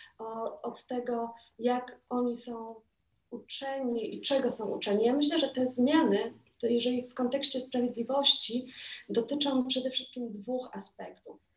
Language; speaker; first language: Polish; native; Polish